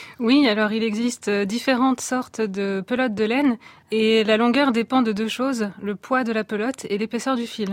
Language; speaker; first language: French; native; French